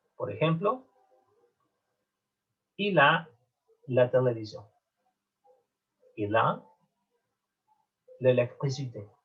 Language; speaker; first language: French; non-native, learner; Spanish